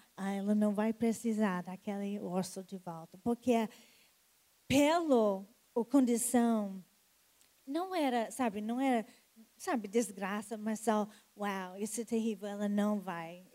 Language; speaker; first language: Portuguese; non-native, fluent; English